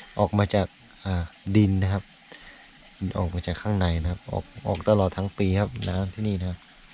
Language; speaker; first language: Thai; non-native, local second language; Karen languages